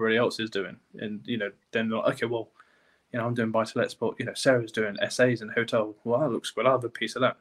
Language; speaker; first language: English; native; English